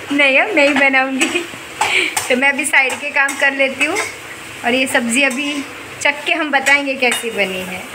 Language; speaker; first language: Hindi; non-native, local second language; Gujarati